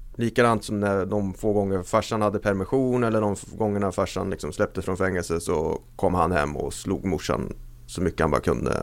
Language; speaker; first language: Swedish; native; Swedish